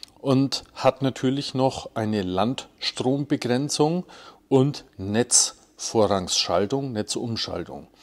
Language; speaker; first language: German; native; German